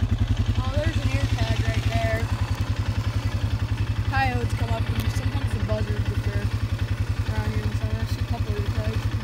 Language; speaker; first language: English; native; English